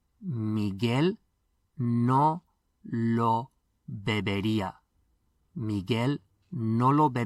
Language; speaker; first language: Spanish; non-native, fluent; English